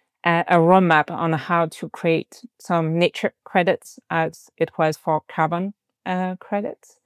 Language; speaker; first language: English; non-native, fluent; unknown